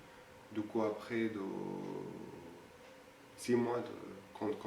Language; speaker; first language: French; non-native, fluent; Arabic